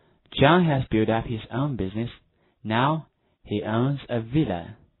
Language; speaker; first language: English; non-native, fluent; Chinese